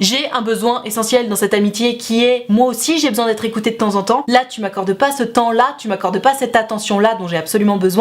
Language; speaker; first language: French; native; French